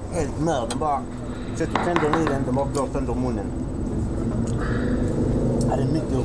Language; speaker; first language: Swedish; native; Swedish